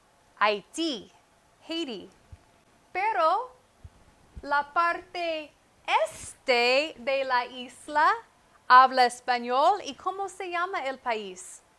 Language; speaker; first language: Spanish; non-native, fluent; English